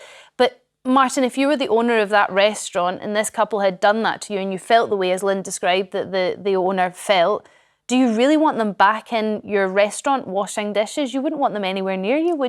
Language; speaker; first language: English; native; English